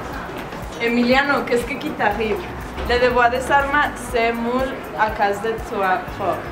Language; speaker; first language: French; non-native, learner; Spanish